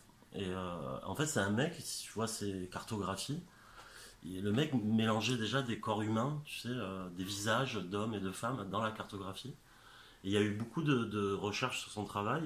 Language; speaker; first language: French; native; French